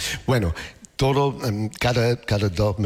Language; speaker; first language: Spanish; non-native, learner; English